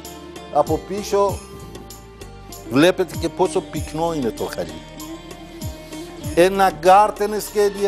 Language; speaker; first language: Greek; non-native, learner; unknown